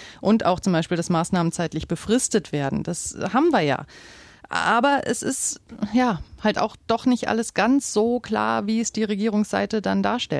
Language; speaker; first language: German; native; German